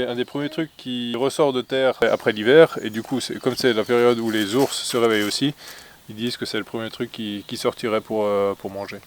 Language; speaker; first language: French; native; French